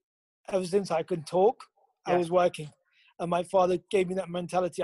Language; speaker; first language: English; native; English